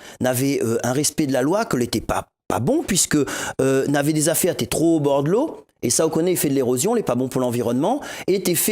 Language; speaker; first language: French; non-native, local second language; Réunion Creole French